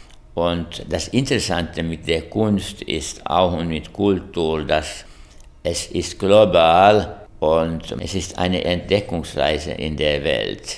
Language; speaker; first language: German; non-native, fluent; Finnish